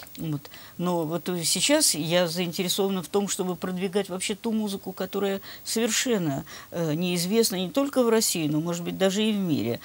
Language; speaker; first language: Russian; native; Russian